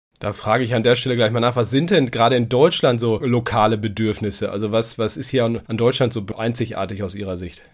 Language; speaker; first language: German; native; German